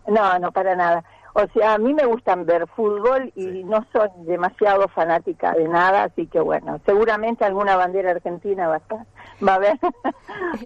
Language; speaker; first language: Spanish; native; Spanish